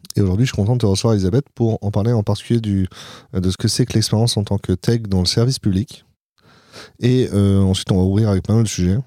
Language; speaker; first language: French; native; French